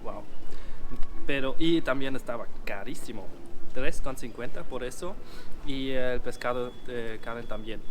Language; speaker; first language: Spanish; non-native, learner; German